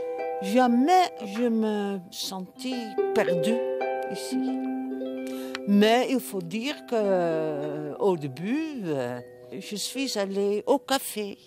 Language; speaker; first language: French; non-native, learner; Dutch